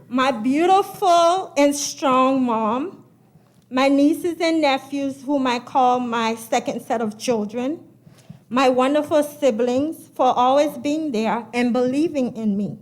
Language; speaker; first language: English; early bilingual, other home language; Haitian Creole